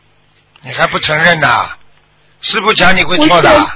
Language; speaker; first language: Chinese; native; Chinese